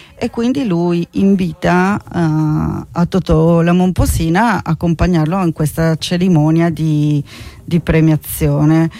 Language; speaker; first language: Italian; non-native, fluent; Spanish